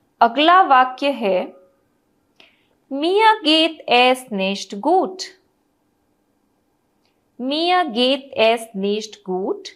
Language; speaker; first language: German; non-native, fluent; Hindi